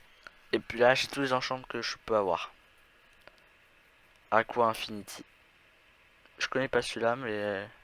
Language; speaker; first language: French; native; French